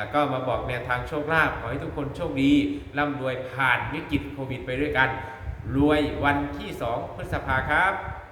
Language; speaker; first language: Thai; non-native, local second language; Northeastern Thai